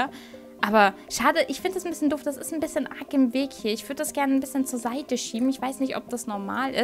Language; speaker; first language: German; native; German